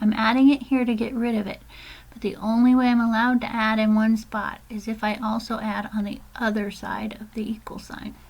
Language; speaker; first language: English; native; English